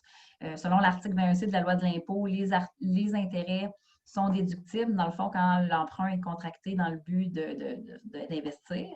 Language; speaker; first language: French; native; French